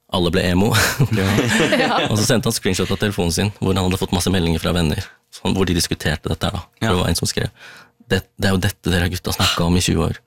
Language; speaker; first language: Norwegian; early bilingual, other home language; Tamil